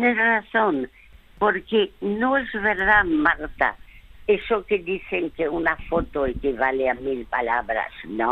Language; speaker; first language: Spanish; early bilingual, other home language; French